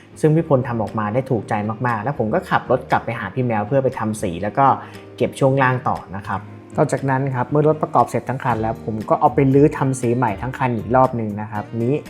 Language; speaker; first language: Thai; native; Thai